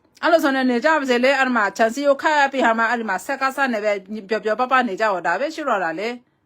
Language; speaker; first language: Burmese; non-native, local second language; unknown